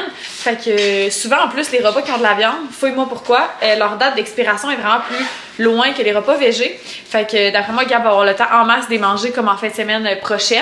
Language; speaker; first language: French; native; French